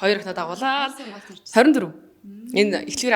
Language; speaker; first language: Mongolian; native; Mongolian